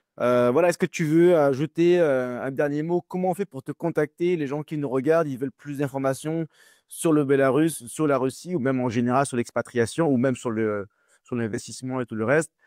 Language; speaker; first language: French; native; French